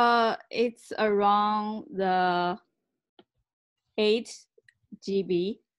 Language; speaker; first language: English; non-native, learner; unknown